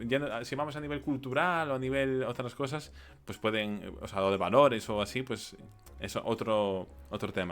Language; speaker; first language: Spanish; native; Spanish